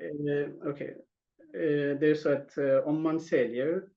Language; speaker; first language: Swedish; non-native, fluent; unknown